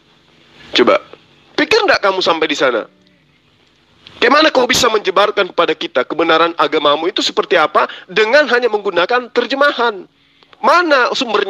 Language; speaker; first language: Indonesian; native; Indonesian